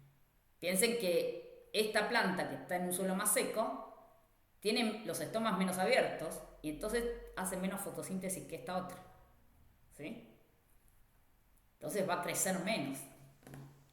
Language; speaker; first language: Spanish; native; Spanish